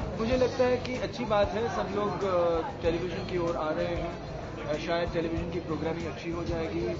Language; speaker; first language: Hindi; non-native, local second language; Marathi